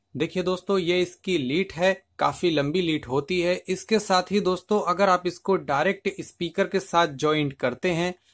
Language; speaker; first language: Hindi; native; Hindi